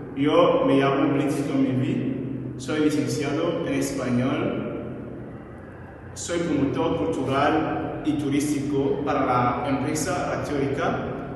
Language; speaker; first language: Spanish; non-native, fluent; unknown